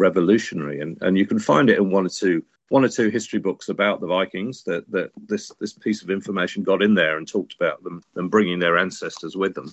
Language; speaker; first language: English; native; English